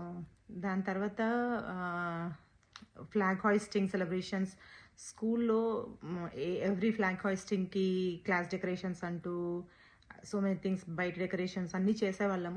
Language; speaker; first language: Telugu; native; Telugu